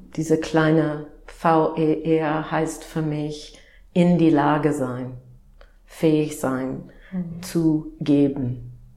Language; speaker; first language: German; non-native, fluent; English